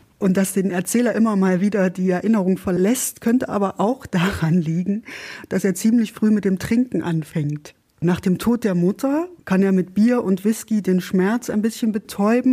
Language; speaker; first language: German; native; German